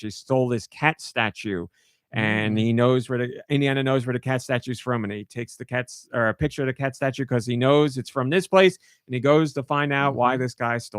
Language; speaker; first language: English; native; English